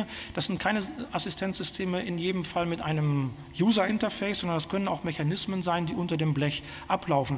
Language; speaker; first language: German; native; German